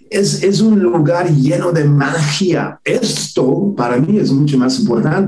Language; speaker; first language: Spanish; non-native, fluent; English